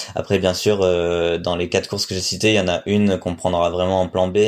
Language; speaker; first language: French; native; French